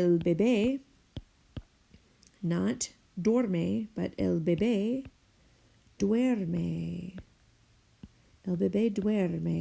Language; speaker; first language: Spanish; non-native, fluent; English